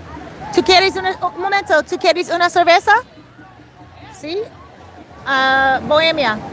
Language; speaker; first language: Spanish; non-native, learner; English